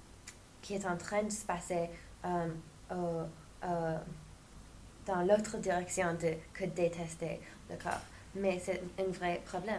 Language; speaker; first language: French; non-native, fluent; English